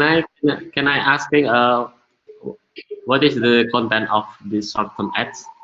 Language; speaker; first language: English; non-native, learner; Indonesian